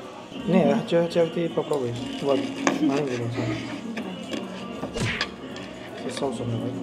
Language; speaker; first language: Russian; non-native, learner; Indonesian